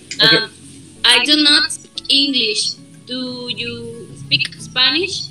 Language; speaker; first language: English; non-native, learner; Spanish